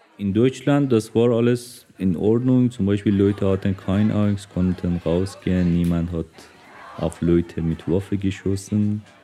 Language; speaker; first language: German; non-native, learner; Persian